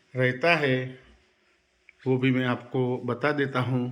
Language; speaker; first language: Hindi; non-native, local second language; Gujarati